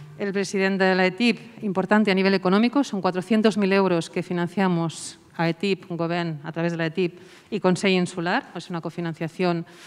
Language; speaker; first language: Spanish; non-native, local second language; Catalan